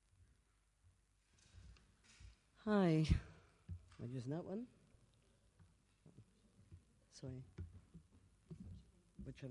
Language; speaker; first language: English; native; English